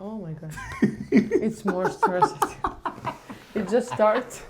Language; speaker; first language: English; non-native, learner; Ukrainian